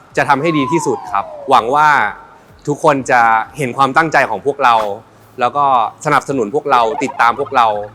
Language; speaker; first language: Thai; native; Thai